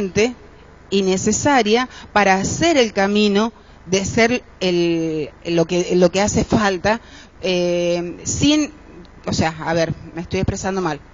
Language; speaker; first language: Spanish; native; Spanish